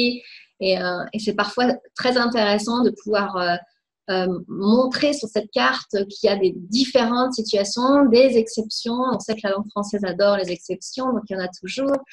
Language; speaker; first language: French; native; French